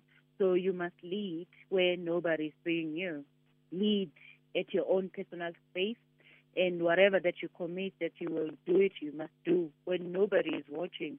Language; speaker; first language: English; non-native, local second language; Zulu